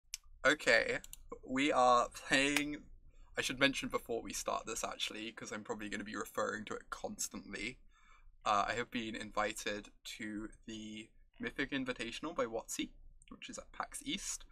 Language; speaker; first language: English; native; English